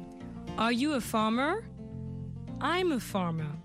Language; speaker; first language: English; non-native, fluent; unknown